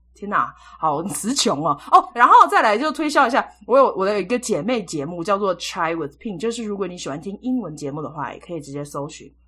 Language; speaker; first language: Chinese; native; Chinese